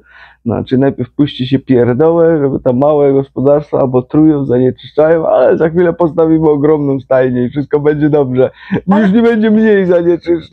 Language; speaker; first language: Polish; native; Polish